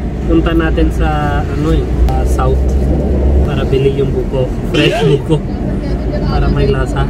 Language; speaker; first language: Filipino; non-native, learner; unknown